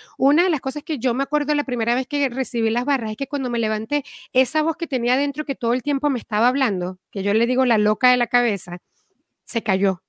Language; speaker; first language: Spanish; native; Spanish